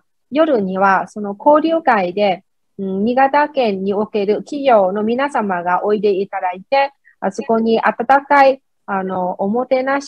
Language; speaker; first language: Japanese; non-native, fluent; Vietnamese